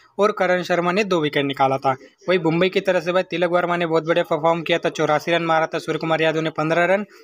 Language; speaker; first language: Hindi; native; Hindi